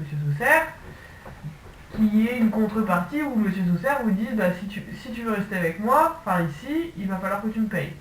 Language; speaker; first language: French; native; French